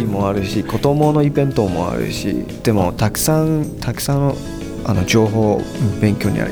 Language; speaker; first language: Japanese; non-native, learner; Chinese